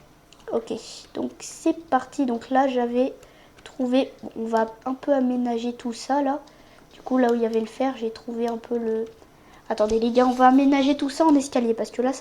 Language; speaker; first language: French; native; French